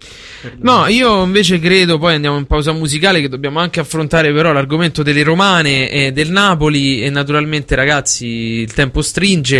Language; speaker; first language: Italian; native; Italian